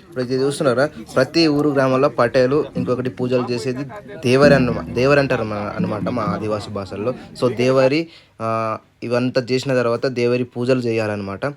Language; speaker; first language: Telugu; non-native, local second language; Gondi